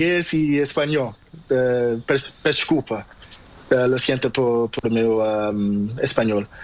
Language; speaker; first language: Spanish; non-native, learner; Portuguese